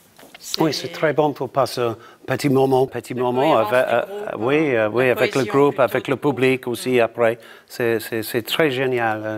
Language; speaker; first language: French; non-native, learner; English